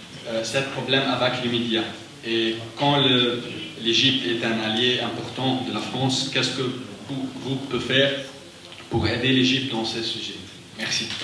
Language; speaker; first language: French; non-native, fluent; Arabic